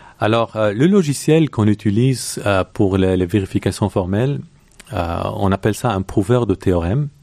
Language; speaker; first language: French; non-native, local second language; Arabic